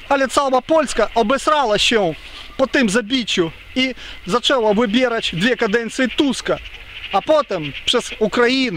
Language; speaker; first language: Polish; non-native, fluent; Ukrainian